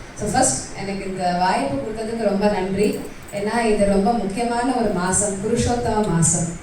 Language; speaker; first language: Tamil; early bilingual, heritage; Tamil